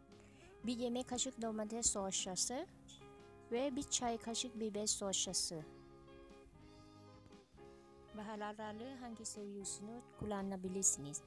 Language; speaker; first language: Turkish; non-native, learner; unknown